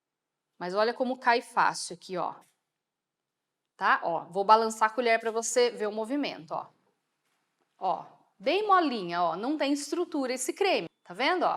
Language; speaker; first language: Portuguese; native; Portuguese